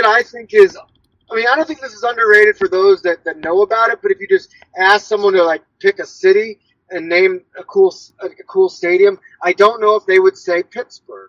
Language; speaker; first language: English; native; English